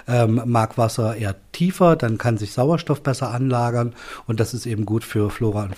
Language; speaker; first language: German; native; German